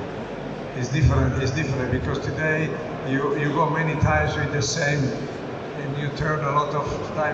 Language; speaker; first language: English; non-native, learner; Italian